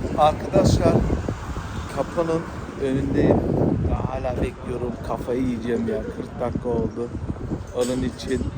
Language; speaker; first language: Turkish; early bilingual, heritage; Turkish